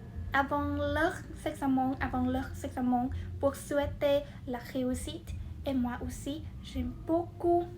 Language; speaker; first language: French; non-native, learner; Vietnamese